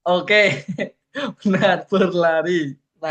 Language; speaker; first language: Indonesian; native; Indonesian